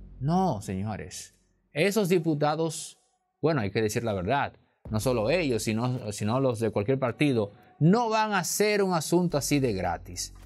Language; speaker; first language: Spanish; native; Spanish